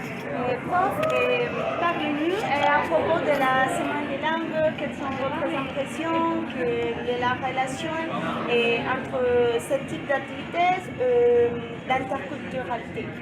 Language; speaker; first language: French; non-native, learner; Spanish